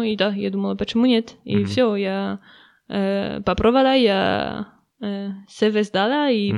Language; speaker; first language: Russian; non-native, learner; French